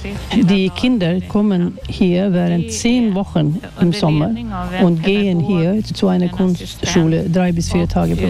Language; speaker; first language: German; non-native, fluent; Swedish